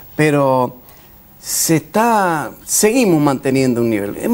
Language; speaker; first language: Spanish; native; Spanish